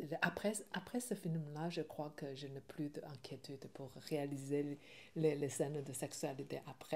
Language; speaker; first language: French; non-native, learner; Chinese